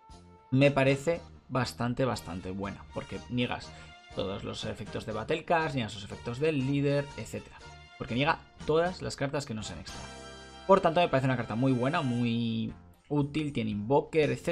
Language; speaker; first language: Spanish; native; Spanish